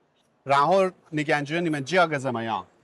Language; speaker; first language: Chinese; non-native, learner; Persian